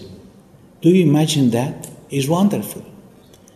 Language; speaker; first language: English; non-native, fluent; Italian